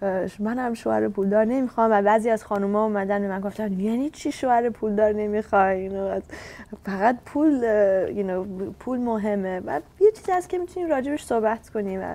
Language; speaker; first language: Persian; early bilingual, heritage; Persian